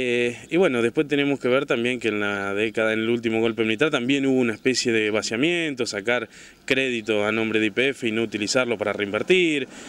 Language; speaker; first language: Spanish; native; Spanish